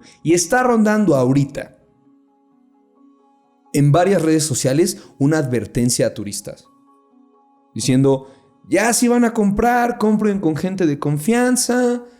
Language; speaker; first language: Spanish; native; Spanish